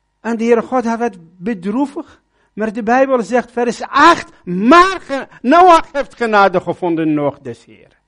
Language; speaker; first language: Dutch; non-native, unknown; Arabic